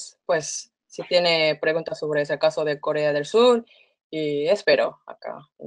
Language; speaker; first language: Spanish; non-native, fluent; Korean